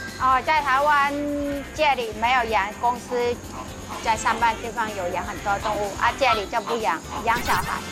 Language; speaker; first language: Chinese; non-native, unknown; Vietnamese